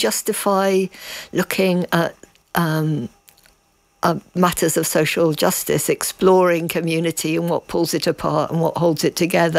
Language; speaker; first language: English; native; English